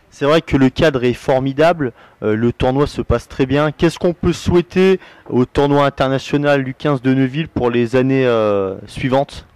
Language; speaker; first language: French; native; French